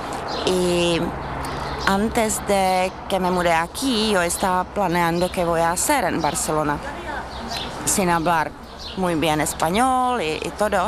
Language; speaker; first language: Spanish; non-native, fluent; Czech